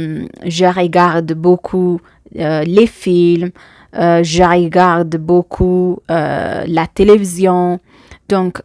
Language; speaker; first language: French; non-native, fluent; Amharic